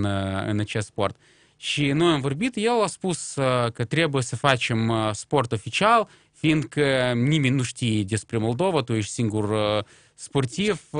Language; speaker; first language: Romanian; non-native, local second language; Russian